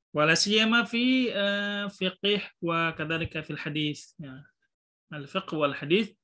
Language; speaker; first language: Arabic; non-native, fluent; Indonesian